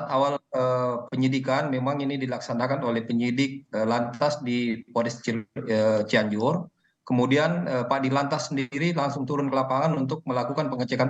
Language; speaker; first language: Indonesian; native; Indonesian